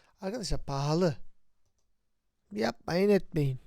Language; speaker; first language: Turkish; native; Turkish